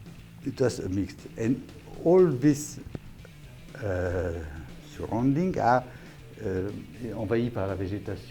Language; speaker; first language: English; non-native, learner; French